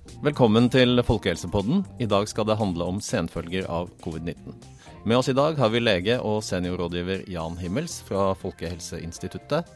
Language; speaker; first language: Norwegian; native; Norwegian